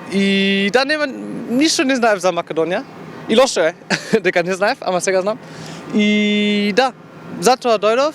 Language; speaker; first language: Macedonian; non-native, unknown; German